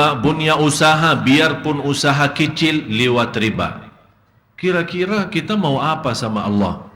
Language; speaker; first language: Indonesian; non-native, fluent; Arabic